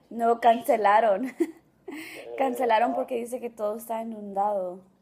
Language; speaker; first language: Spanish; early bilingual, heritage; Spanish